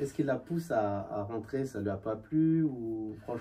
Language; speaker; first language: French; native; French